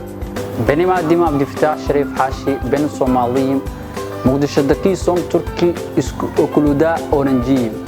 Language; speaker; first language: Turkish; non-native, learner; Somali